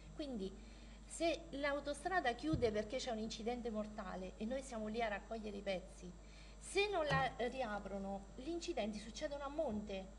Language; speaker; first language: Italian; native; Italian